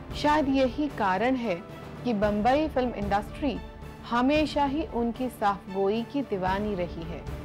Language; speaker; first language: Hindi; native; Hindi